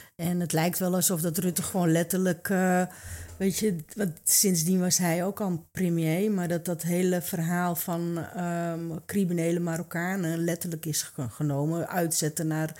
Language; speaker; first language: Dutch; early bilingual, other home language; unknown